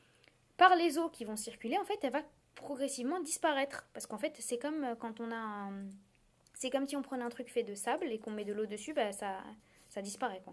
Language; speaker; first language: French; native; French